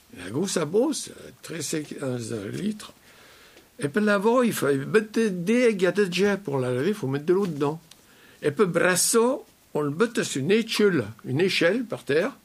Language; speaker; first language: French; native; French